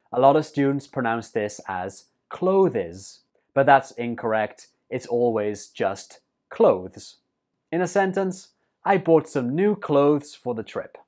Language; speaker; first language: English; native; English